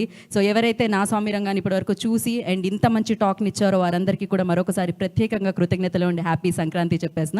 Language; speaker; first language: Telugu; native; Telugu